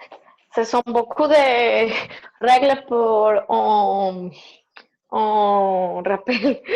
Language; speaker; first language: French; non-native, learner; Spanish